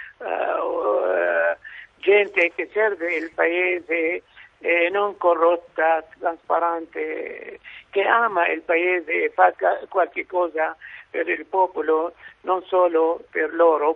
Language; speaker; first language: Italian; non-native, fluent; Arabic